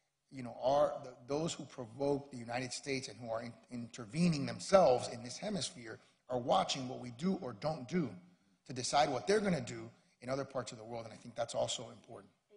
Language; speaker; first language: English; early bilingual, other home language; Spanish